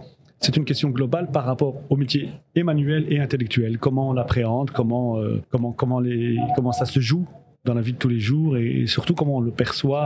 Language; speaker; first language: French; early bilingual, other home language; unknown